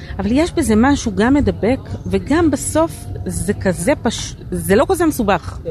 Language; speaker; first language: Hebrew; native; Hebrew